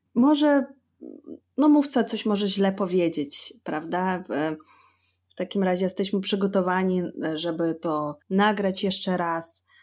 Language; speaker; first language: Polish; non-native, fluent; Russian